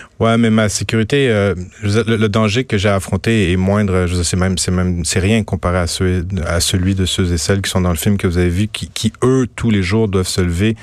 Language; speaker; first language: French; native; French